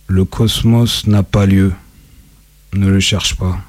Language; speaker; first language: French; native; French